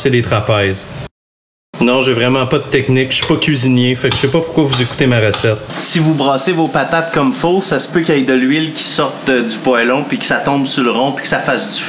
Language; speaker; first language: French; native; French